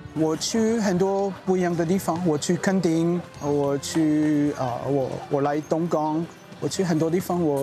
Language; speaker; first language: Chinese; non-native, learner; French